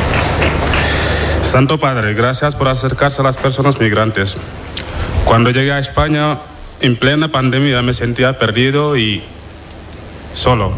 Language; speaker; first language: Spanish; non-native, fluent; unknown